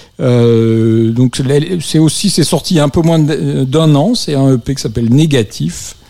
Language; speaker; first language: French; native; French